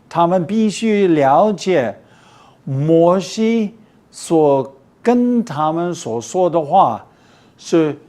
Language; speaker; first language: Chinese; non-native, fluent; English